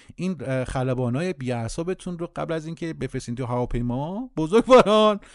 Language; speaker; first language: Persian; native; Persian